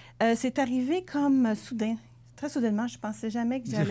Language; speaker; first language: French; native; French